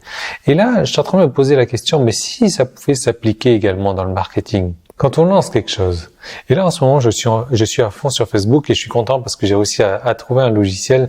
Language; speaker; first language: French; native; French